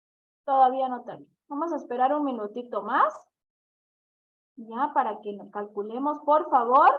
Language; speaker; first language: Spanish; native; Spanish